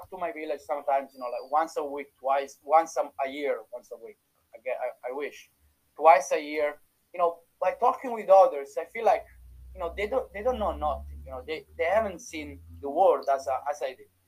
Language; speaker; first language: English; non-native, fluent; Italian